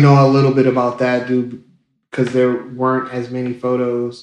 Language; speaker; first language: English; native; English